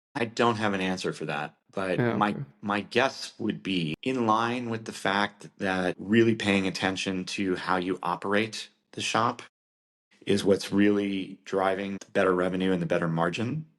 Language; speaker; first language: English; native; English